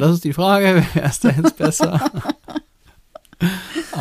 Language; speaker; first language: German; native; German